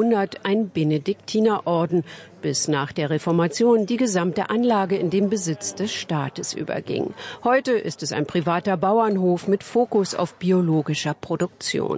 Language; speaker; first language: German; native; German